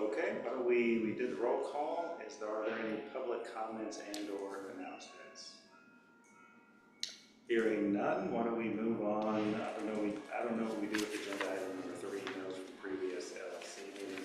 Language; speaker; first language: English; native; English